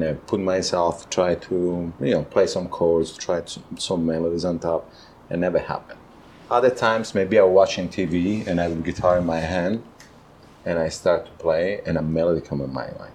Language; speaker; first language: English; non-native, learner; Italian